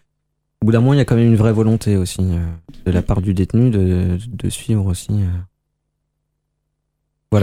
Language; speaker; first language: French; native; French